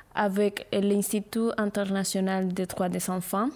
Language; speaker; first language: French; non-native, learner; Spanish